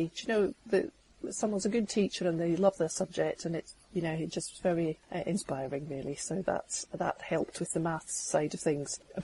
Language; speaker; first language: English; native; English